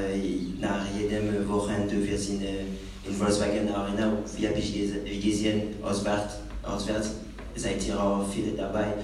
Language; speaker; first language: German; non-native, fluent; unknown